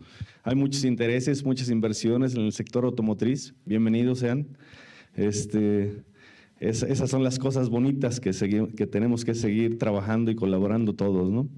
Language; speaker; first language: Spanish; native; Spanish